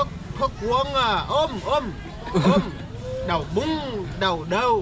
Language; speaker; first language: Vietnamese; non-native, learner; Portuguese